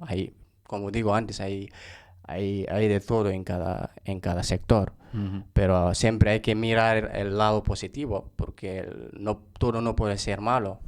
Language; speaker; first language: Spanish; non-native, fluent; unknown